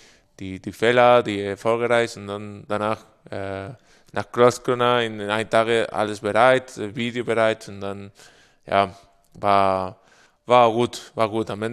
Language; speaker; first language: German; non-native, fluent; Spanish